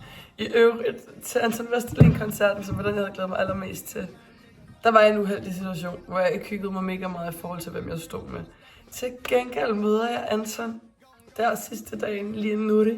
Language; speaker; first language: Danish; native; Danish